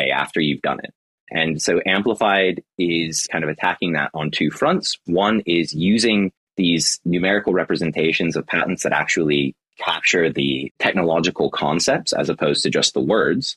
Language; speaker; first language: English; native; English